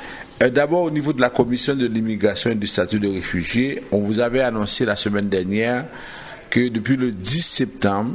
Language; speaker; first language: French; native; French